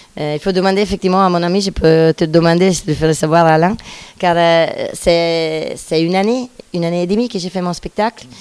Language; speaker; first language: French; non-native, fluent; Italian